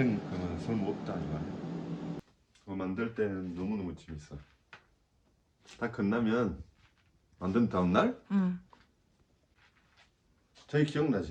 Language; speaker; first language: Korean; non-native, learner; French